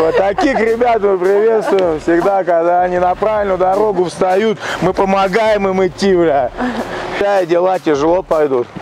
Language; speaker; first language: Russian; native; Russian